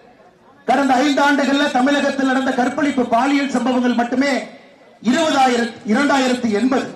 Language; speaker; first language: Tamil; native; Tamil